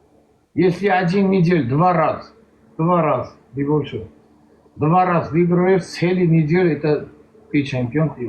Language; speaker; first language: Russian; non-native, learner; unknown